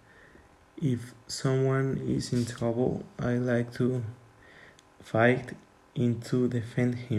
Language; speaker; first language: English; non-native, learner; Spanish